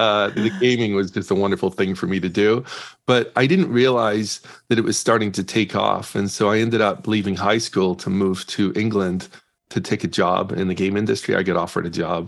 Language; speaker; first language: English; native; English